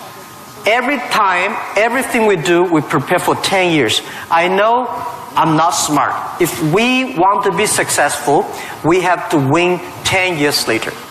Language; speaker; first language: English; non-native, fluent; Chinese